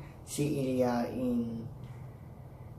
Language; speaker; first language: French; non-native, learner; Thai